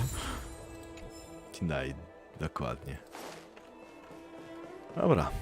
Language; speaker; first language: Polish; native; Polish